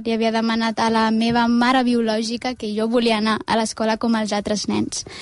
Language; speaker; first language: Catalan; early bilingual, other home language; Amharic